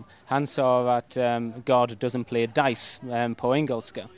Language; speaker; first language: Swedish; non-native, fluent; English